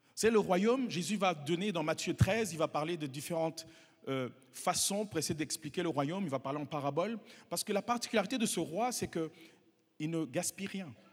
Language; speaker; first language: French; non-native, local second language; Kinyarwanda